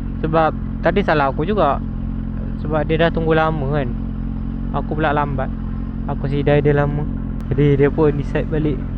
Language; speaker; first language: Malay; native; Malay